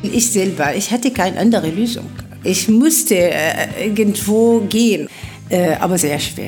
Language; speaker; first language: German; non-native, learner; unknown